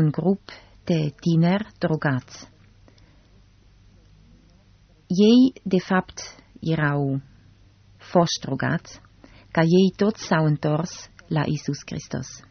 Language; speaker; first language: Romanian; non-native, fluent; German